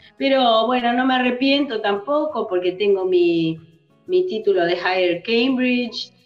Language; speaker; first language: Spanish; early bilingual, other home language; English